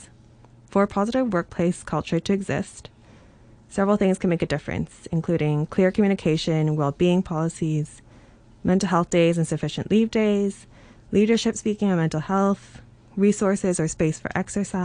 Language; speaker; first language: English; non-native, local second language; Cantonese